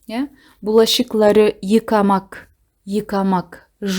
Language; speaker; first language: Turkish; non-native, fluent; Kazakh